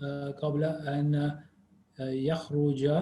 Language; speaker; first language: Arabic; non-native, learner; English